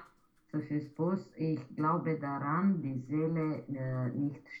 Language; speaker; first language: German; non-native, learner; Romanian